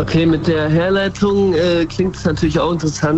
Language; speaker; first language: German; native; German